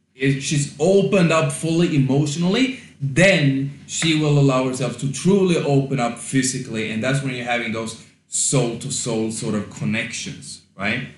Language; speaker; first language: English; non-native, fluent; Swedish